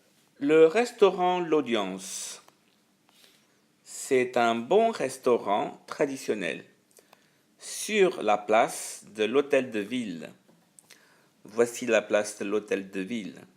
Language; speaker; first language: French; non-native, fluent; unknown